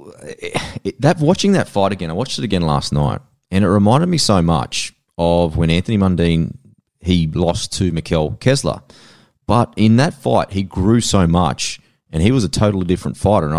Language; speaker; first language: English; native; English